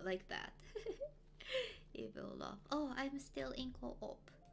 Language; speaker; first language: English; non-native, fluent; Japanese